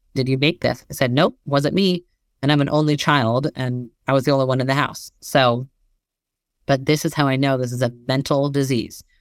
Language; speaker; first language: English; native; English